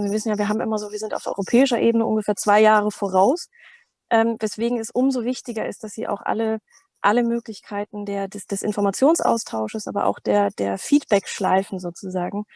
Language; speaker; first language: German; native; German